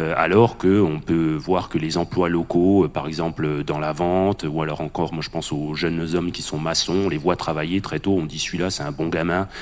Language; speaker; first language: French; native; French